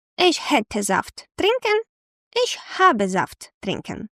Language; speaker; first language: German; non-native, fluent; Ukrainian